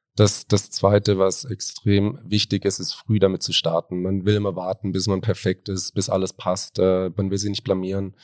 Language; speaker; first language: German; native; German